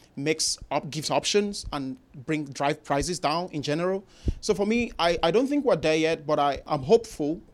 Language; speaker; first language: English; non-native, local second language; Igbo